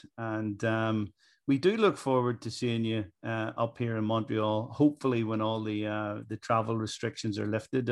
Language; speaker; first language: English; native; English